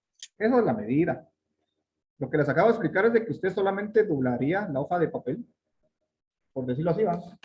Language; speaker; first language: Spanish; native; Spanish